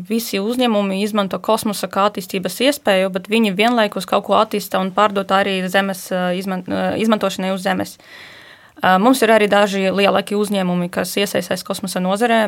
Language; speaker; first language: Latvian; non-native, fluent; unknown